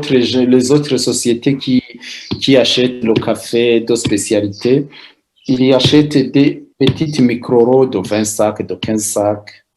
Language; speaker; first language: French; non-native, local second language; Rundi